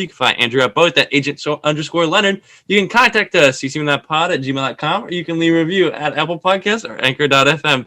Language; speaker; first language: English; native; English